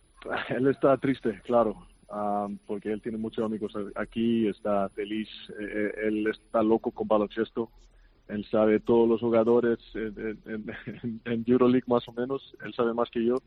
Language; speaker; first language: Spanish; non-native, fluent; Icelandic